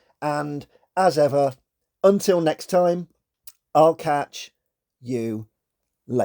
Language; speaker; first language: English; native; English